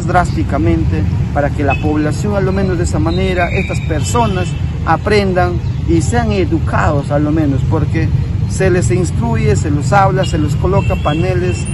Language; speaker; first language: Spanish; native; Spanish